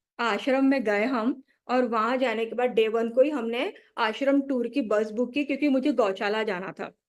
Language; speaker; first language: Hindi; non-native, local second language; Marathi